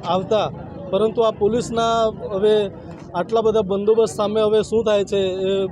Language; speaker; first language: Gujarati; native; Gujarati